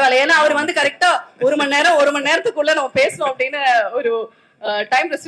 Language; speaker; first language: Tamil; native; Tamil